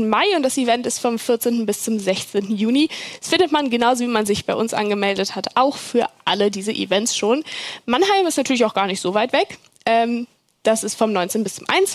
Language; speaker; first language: German; native; German